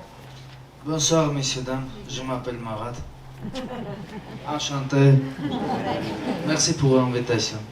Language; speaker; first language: French; non-native, learner; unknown